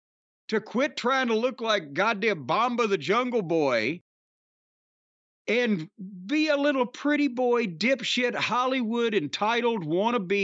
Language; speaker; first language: English; native; English